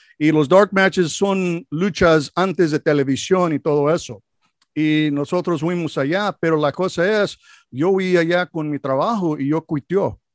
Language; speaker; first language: Spanish; non-native, learner; English